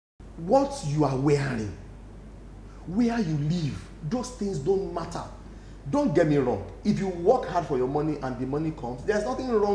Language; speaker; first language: English; non-native, local second language; Yoruba